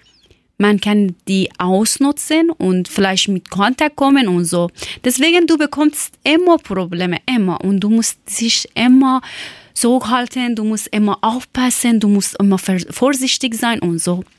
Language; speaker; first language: German; non-native, learner; Persian